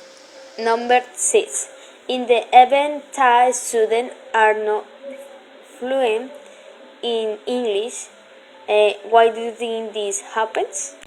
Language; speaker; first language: English; non-native, learner; Spanish